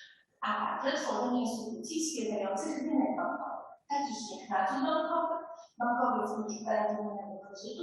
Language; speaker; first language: Polish; native; Polish